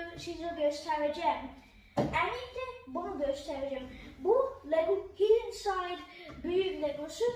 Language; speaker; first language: Turkish; early bilingual, heritage; Turkish